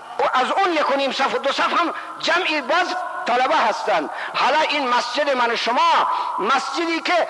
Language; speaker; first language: Persian; non-native, local second language; Baluchi